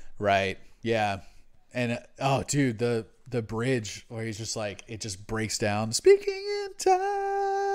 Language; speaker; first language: English; native; English